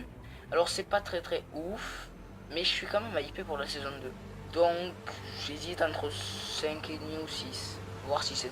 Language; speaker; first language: French; native; French